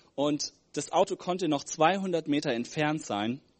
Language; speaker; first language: German; native; German